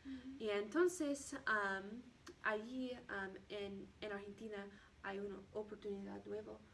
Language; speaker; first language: Spanish; non-native, learner; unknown